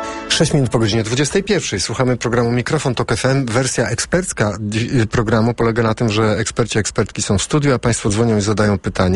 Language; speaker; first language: Polish; native; Polish